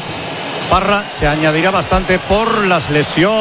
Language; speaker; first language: Spanish; native; Spanish